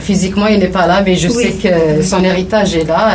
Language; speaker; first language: French; non-native, local second language; Kabyle